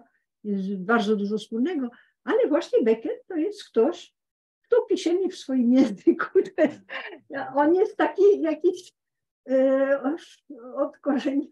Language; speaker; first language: Polish; early bilingual, heritage; Polish